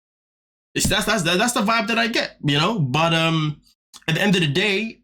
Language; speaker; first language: English; native; English